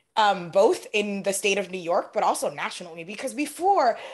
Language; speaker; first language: English; native; English